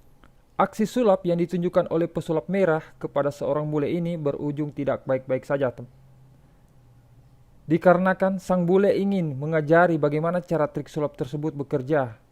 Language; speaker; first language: Indonesian; native; Indonesian